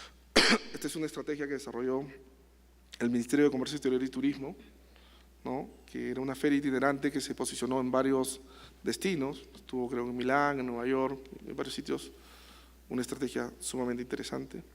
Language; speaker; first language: Spanish; native; Spanish